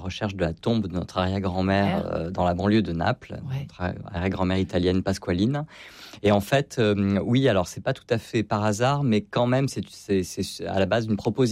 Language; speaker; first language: French; native; French